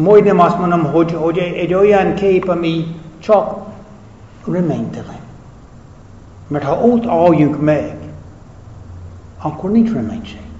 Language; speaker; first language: Hungarian; non-native, fluent; English